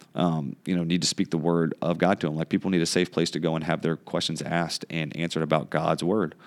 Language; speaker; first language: English; native; English